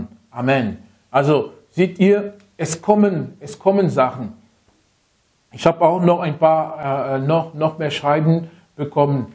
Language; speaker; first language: German; non-native, fluent; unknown